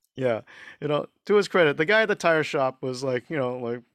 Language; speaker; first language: English; early bilingual, other home language; Chinese